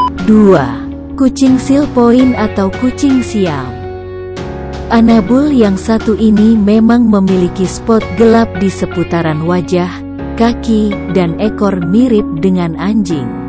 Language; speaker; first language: Indonesian; native; Indonesian